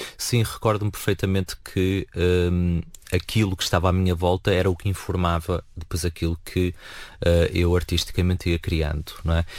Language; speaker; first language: Portuguese; native; Portuguese